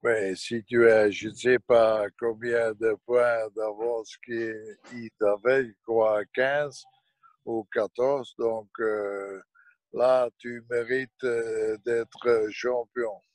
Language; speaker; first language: French; non-native, local second language; Dutch